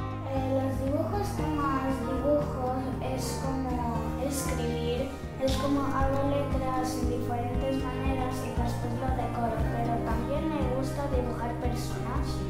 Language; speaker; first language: Spanish; early bilingual, other home language; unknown